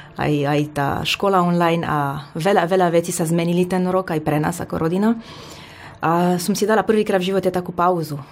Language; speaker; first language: Slovak; non-native, fluent; Romanian